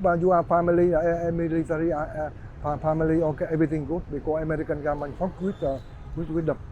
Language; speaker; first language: English; non-native, learner; Vietnamese